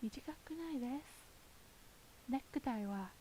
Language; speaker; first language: Japanese; non-native, learner; English